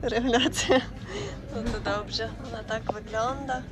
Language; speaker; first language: Polish; non-native, learner; Ukrainian